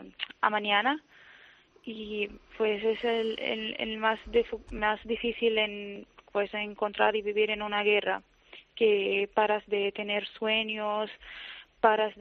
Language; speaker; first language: Spanish; non-native, fluent; Arabic